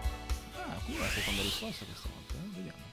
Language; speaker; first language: Italian; native; Italian